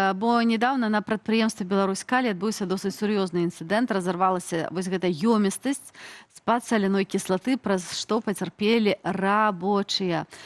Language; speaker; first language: Belarusian; native; Belarusian